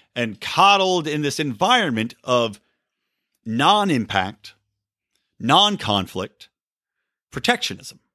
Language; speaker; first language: English; native; English